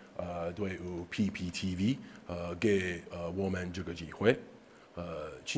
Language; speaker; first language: Chinese; non-native, learner; English